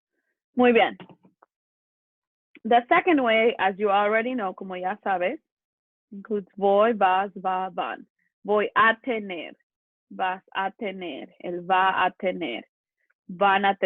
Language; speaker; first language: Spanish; early bilingual, other home language; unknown